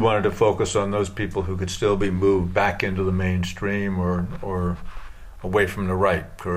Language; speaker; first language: English; native; English